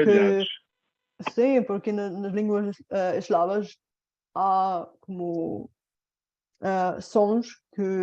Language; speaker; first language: Portuguese; non-native, fluent; Bulgarian